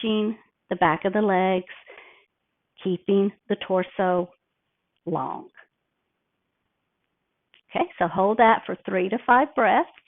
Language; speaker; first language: English; native; English